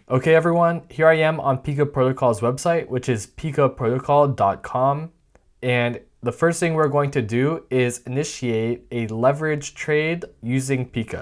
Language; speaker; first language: English; native; English